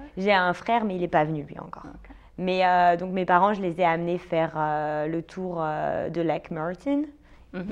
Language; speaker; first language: French; native; French